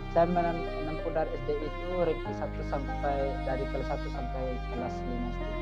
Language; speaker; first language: Indonesian; non-native, local second language; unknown